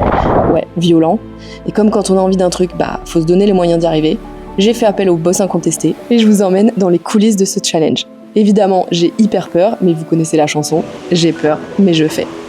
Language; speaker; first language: French; native; French